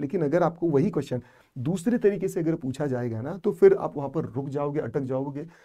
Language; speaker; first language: Hindi; non-native, local second language; Marathi